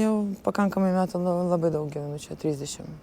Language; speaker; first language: Lithuanian; early bilingual, other home language; Russian